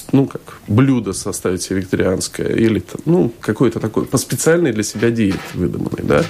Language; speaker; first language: Russian; native; Russian